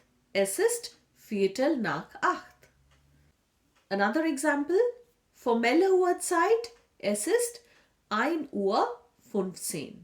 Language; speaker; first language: German; non-native, fluent; Hindi